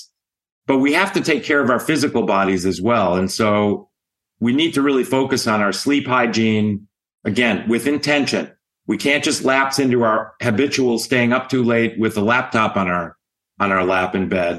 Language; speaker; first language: English; native; English